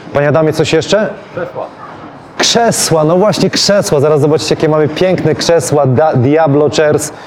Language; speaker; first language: Polish; native; Polish